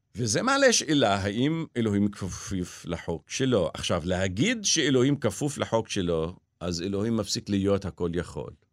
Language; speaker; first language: Hebrew; non-native, local second language; Arabic